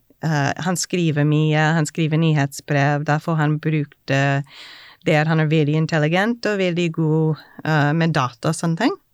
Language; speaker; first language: Norwegian; non-native, fluent; English